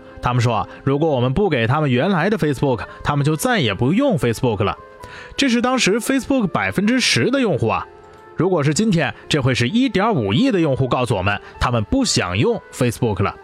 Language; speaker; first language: Chinese; non-native, learner; English